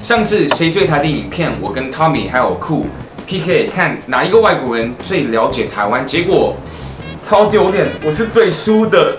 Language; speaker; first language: Chinese; early bilingual, heritage; Chinese